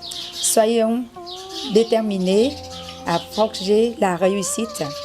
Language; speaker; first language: French; non-native, fluent; Vietnamese